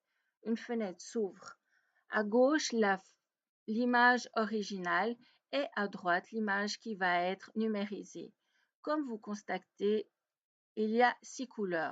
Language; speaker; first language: French; native; French